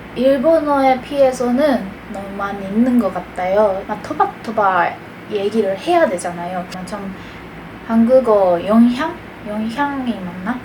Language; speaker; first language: Korean; non-native, fluent; Japanese